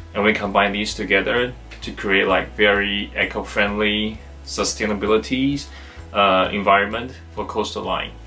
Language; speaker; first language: English; non-native, fluent; Chinese